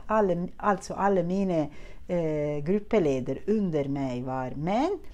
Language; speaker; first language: Norwegian; non-native, fluent; Italian